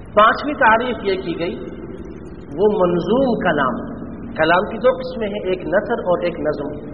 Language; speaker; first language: Urdu; native; Urdu